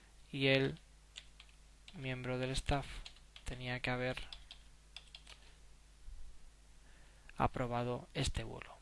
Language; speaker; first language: Spanish; native; Spanish